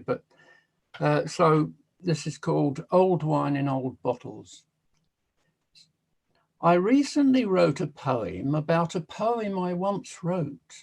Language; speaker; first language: English; native; English